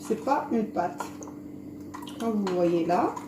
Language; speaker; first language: French; non-native, local second language; Arabic